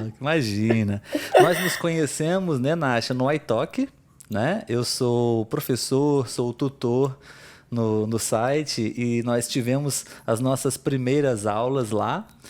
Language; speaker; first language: Portuguese; native; Portuguese